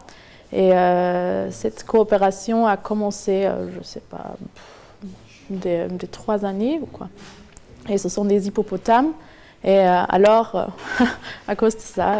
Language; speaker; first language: French; non-native, learner; German